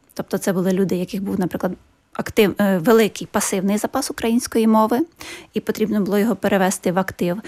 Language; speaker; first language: Ukrainian; native; Ukrainian